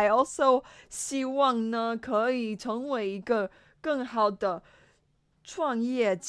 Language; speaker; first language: Chinese; non-native, learner; English